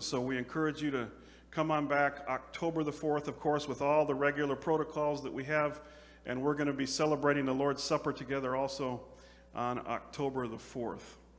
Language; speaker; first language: English; native; English